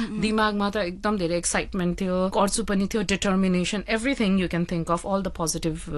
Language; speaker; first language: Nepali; early bilingual, heritage; Nepali